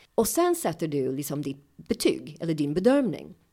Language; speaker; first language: Swedish; non-native, fluent; English